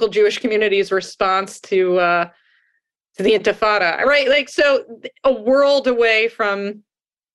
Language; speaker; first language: English; native; English